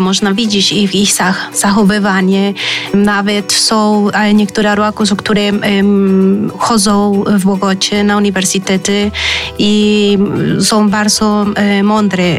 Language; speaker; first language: Polish; early bilingual, heritage; Spanish